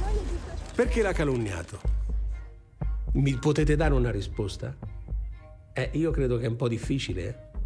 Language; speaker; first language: Italian; native; Italian